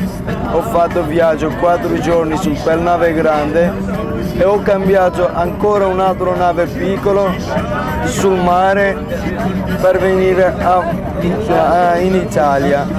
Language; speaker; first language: Italian; non-native, learner; Kurdish